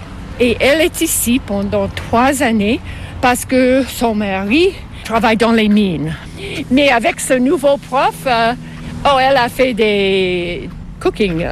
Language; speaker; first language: French; non-native, fluent; English